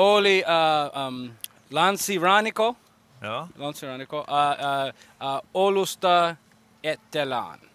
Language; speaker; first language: Finnish; non-native, learner; English